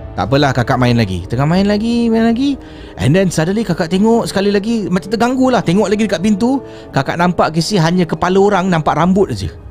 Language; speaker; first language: Malay; native; Malay